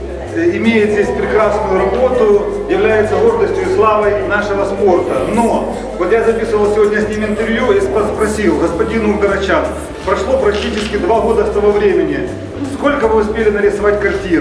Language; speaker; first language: Russian; native; Russian